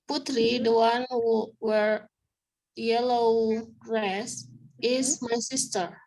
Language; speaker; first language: English; non-native, learner; Indonesian